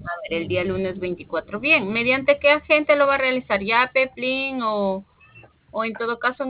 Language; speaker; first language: Spanish; native; Spanish